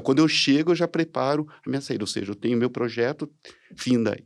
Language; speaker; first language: Portuguese; native; Portuguese